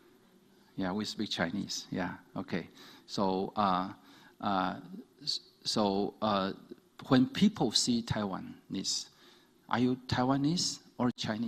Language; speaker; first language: English; non-native, fluent; Chinese